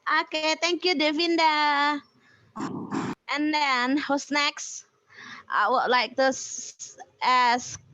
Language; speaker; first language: English; non-native, fluent; Indonesian